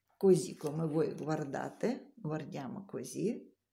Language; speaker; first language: Italian; non-native, learner; Russian